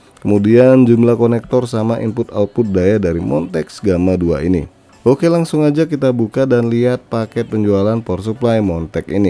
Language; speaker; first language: Indonesian; native; Indonesian